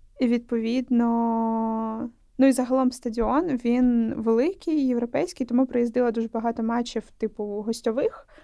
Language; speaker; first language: Ukrainian; non-native, local second language; Russian